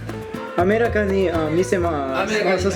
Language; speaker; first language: Japanese; non-native, learner; English